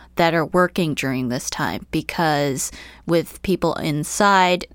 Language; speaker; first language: English; early bilingual, other home language; Chinese